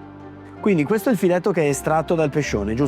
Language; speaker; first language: Italian; native; Italian